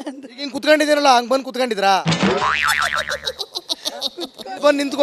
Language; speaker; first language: Kannada; native; Kannada